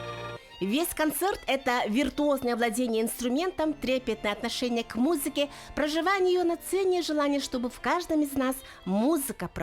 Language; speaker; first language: Russian; native; Russian